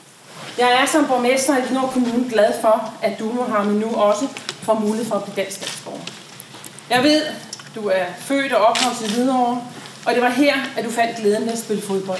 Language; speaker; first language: Danish; native; Danish